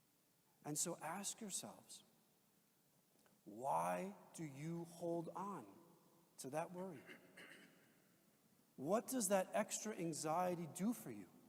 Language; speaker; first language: English; native; English